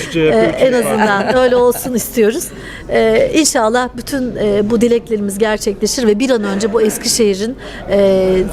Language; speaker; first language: Turkish; native; Turkish